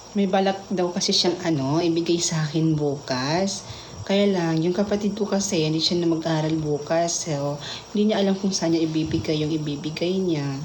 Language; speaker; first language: Filipino; non-native, local second language; Cebuano